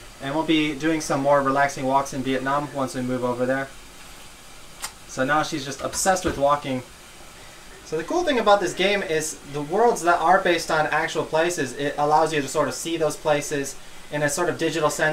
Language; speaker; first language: English; native; English